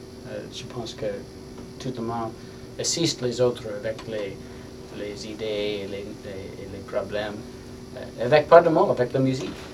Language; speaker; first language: French; non-native, learner; English